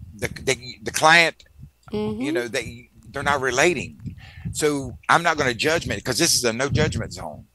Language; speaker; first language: English; native; English